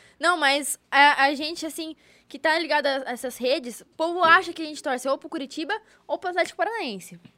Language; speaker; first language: Portuguese; native; Portuguese